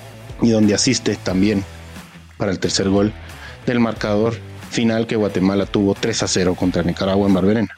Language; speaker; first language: Spanish; native; Spanish